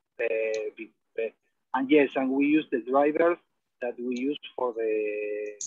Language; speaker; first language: English; non-native, learner; Spanish